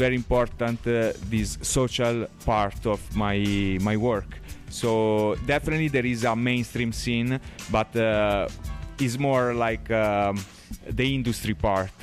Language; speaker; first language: English; non-native, learner; Italian